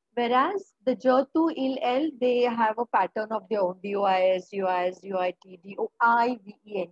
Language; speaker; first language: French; non-native, fluent; Marathi